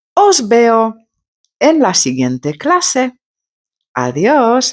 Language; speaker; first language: Spanish; non-native, fluent; Polish